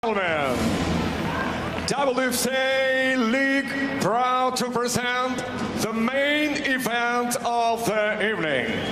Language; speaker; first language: English; non-native, fluent; Russian